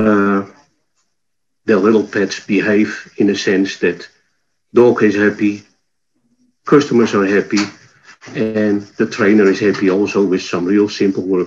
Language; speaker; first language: English; non-native, fluent; Dutch